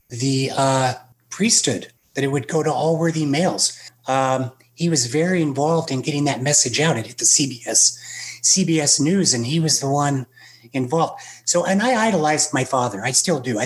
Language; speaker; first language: English; native; English